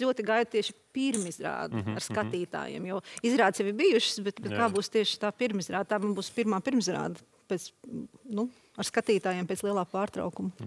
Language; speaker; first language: Latvian; native; Latvian